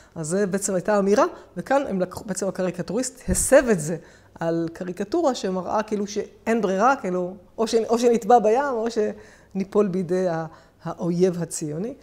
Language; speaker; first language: Hebrew; native; Hebrew